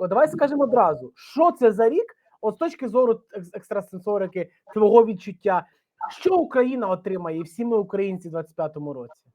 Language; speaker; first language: Ukrainian; native; Ukrainian